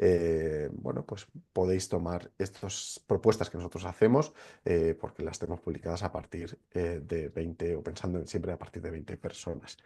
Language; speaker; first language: Spanish; native; Spanish